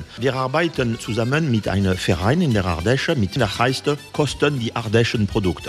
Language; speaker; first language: German; non-native, fluent; French